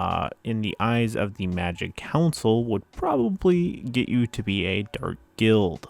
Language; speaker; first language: English; native; English